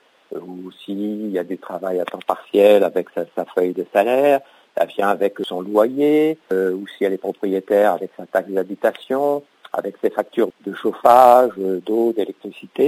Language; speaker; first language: French; native; French